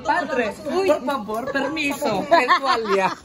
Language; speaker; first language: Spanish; non-native, learner; Filipino